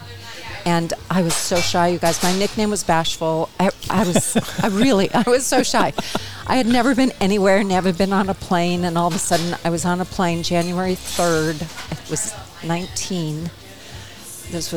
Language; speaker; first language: English; native; English